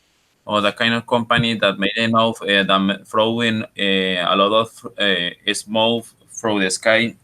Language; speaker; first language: English; non-native, learner; Spanish